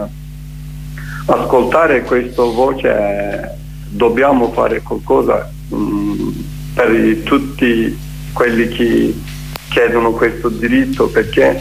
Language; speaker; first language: Italian; non-native, learner; Kurdish